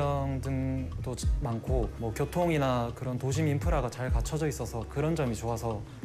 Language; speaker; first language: Korean; native; Korean